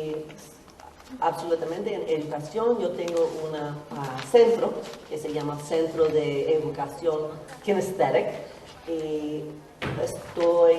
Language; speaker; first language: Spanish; non-native, learner; English